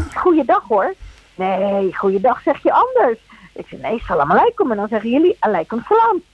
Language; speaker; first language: Dutch; early bilingual, other home language; Spanish